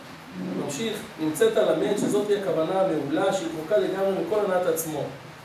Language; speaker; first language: Hebrew; native; Hebrew